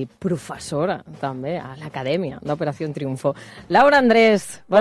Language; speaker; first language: Catalan; native; Catalan